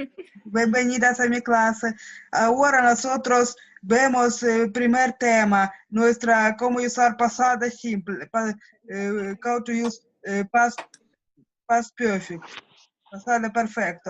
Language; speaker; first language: Spanish; non-native, learner; Russian